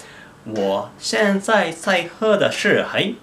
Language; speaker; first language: Chinese; non-native, fluent; Japanese